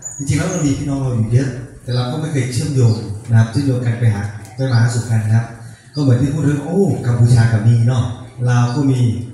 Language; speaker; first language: Thai; non-native, local second language; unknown